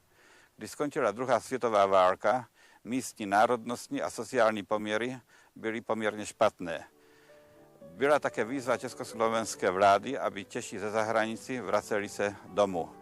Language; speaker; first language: Czech; early bilingual, heritage; Czech